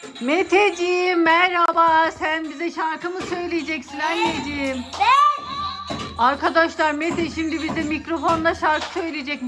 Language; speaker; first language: Turkish; native; Turkish